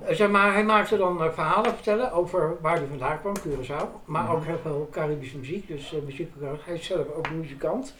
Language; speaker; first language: Dutch; native; Dutch